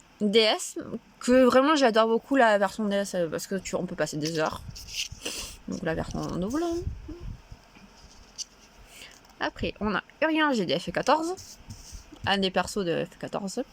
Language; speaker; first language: French; native; French